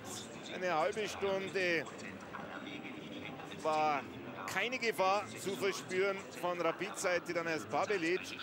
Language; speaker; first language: German; native; German